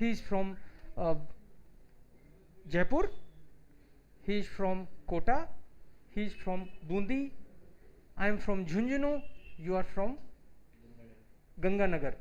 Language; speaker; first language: Hindi; native; Hindi